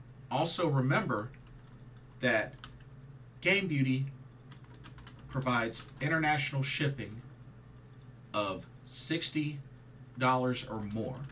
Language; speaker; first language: English; native; English